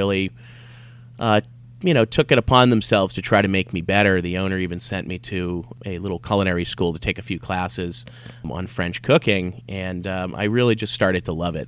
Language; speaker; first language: English; native; English